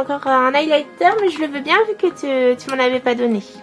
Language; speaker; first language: French; native; French